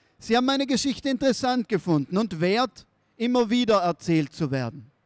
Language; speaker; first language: German; native; German